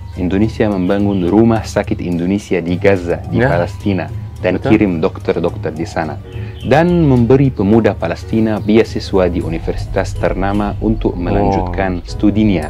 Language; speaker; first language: Indonesian; non-native, fluent; Arabic